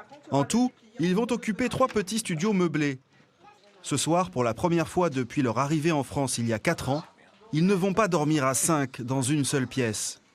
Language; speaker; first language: French; native; French